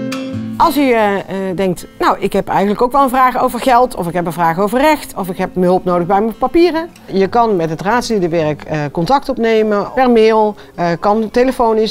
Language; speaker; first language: Dutch; native; Dutch